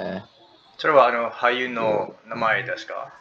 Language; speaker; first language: Japanese; non-native, learner; English